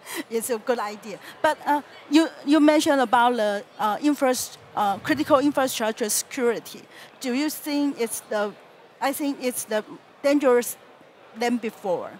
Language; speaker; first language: English; non-native, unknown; Chinese